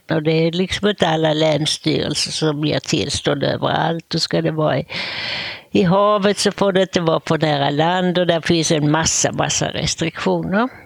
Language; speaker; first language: Swedish; native; Swedish